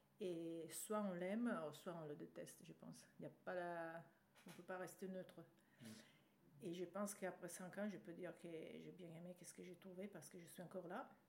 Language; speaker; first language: French; non-native, fluent; Italian